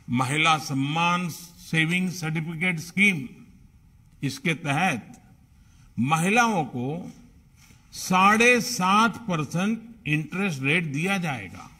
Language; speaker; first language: Hindi; non-native, local second language; Gujarati